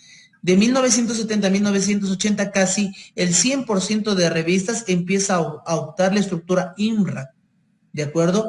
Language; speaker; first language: Spanish; native; Spanish